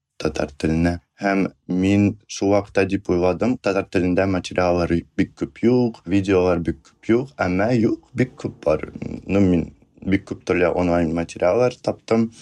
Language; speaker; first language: Tatar; non-native, fluent; Russian